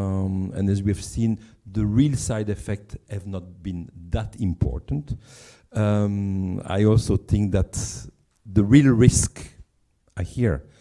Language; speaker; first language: English; non-native, fluent; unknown